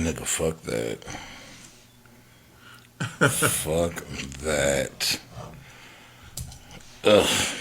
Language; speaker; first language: English; native; English